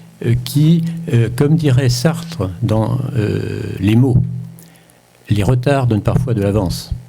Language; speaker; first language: French; native; French